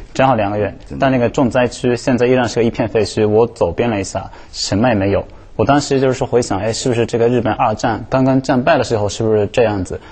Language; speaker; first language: Chinese; non-native, fluent; Japanese